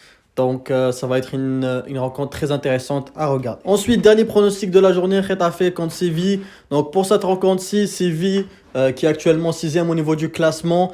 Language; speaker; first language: French; native; French